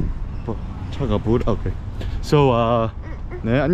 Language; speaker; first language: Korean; early bilingual, heritage; English